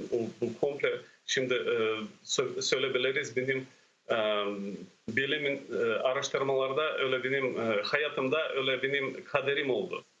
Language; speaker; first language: Turkish; non-native, fluent; Ukrainian